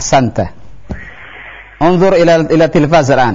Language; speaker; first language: Arabic; non-native, fluent; Indonesian